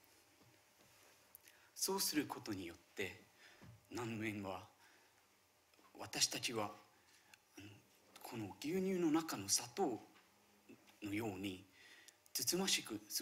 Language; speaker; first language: Japanese; non-native, fluent; Marathi